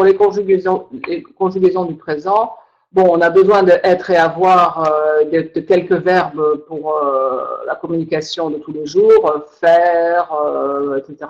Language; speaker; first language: French; native; French